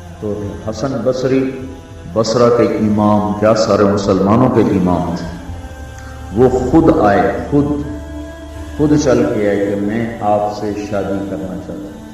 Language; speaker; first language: Urdu; non-native, local second language; Punjabi